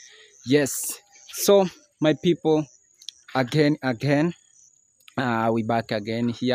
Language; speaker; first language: English; non-native, learner; Swahili